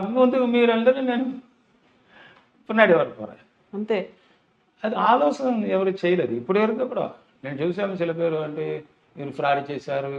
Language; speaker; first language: Telugu; non-native, learner; Tamil